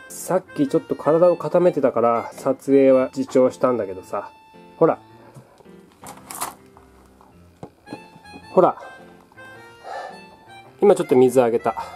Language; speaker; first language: Japanese; native; Japanese